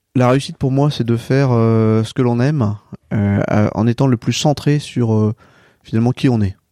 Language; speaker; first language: French; native; French